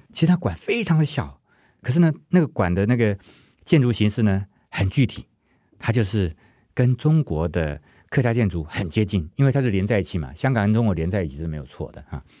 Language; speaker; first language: Chinese; non-native, local second language; Hakka Chinese